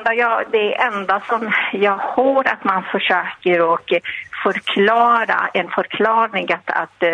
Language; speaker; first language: Swedish; non-native, fluent; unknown